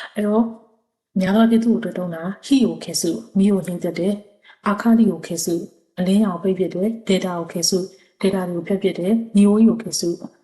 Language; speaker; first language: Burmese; native; Burmese